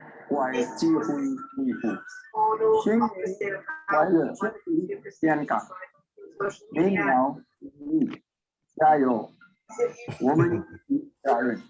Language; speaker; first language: Chinese; non-native, learner; Indonesian